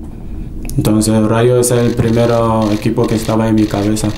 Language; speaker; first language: Spanish; non-native, learner; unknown